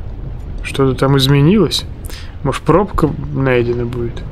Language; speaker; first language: Russian; native; Russian